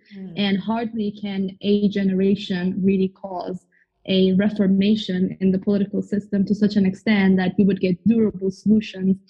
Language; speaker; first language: English; non-native, fluent; Turkish